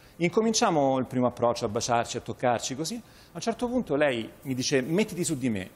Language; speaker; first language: Italian; native; Italian